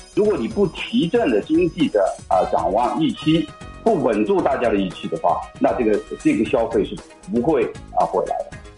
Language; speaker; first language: Chinese; native; Chinese